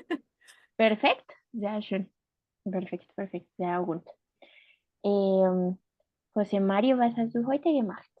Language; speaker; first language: German; non-native, fluent; Spanish